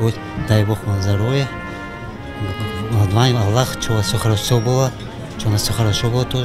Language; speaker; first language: Russian; non-native, local second language; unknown